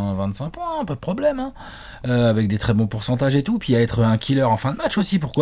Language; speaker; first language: French; native; French